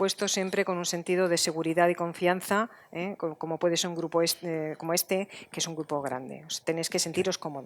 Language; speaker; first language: Spanish; native; Spanish